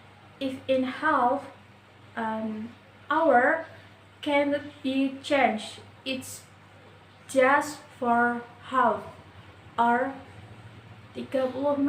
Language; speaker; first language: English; non-native, learner; Indonesian